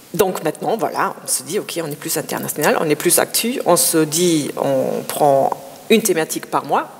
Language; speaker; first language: French; non-native, fluent; German